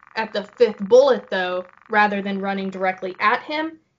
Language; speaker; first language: English; native; English